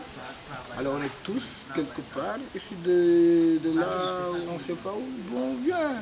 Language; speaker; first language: French; non-native, local second language; Wolof